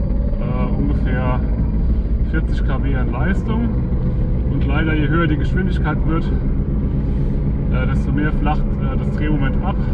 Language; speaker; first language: German; native; German